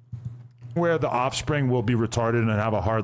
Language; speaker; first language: English; native; English